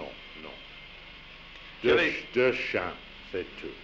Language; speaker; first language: French; non-native, learner; English